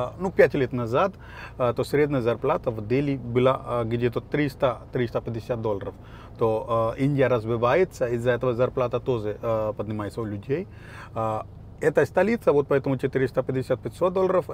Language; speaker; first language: Russian; non-native, fluent; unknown